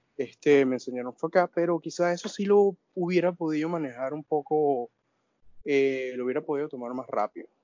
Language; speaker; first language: Spanish; native; Spanish